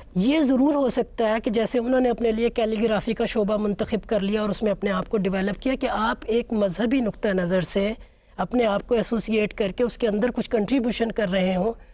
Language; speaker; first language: Urdu; native; Urdu